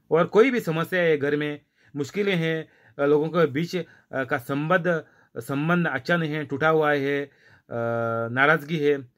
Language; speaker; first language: Hindi; non-native, local second language; Marathi